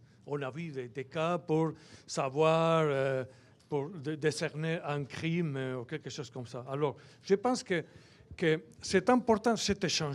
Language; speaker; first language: French; non-native, fluent; Spanish